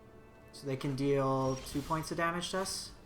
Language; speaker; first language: English; native; English